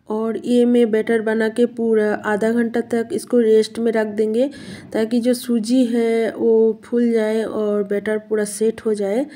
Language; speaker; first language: Hindi; non-native, local second language; Bangla